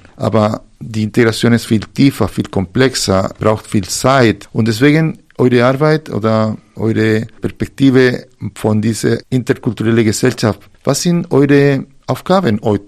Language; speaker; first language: German; non-native, fluent; Spanish